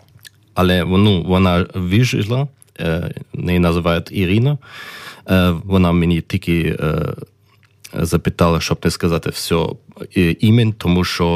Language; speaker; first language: Ukrainian; non-native, learner; German